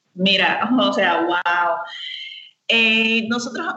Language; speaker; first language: Spanish; native; Spanish